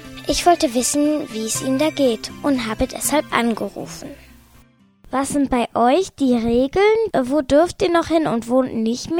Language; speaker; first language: German; native; German